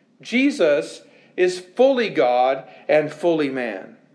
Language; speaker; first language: English; native; English